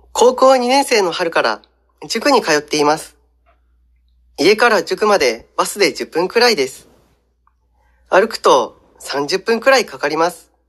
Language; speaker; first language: Japanese; non-native, fluent; Indonesian